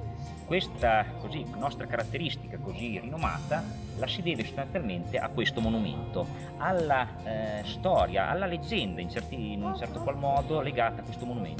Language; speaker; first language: Italian; native; Italian